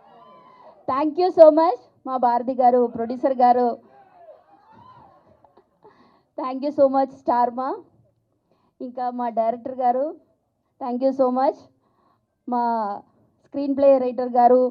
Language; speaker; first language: Telugu; non-native, learner; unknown